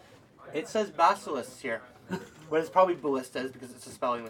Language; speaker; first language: English; native; English